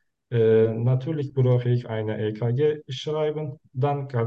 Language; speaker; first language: German; non-native, learner; Turkish